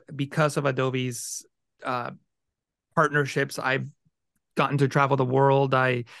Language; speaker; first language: English; early bilingual, other home language; Spanish